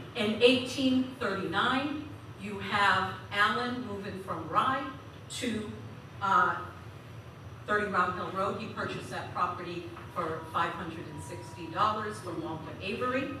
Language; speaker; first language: English; native; English